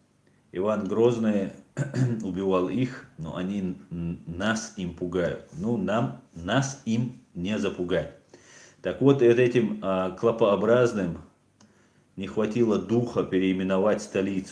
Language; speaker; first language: Russian; non-native, local second language; Chechen